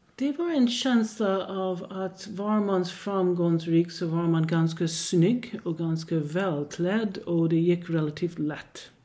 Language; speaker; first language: Swedish; non-native, fluent; English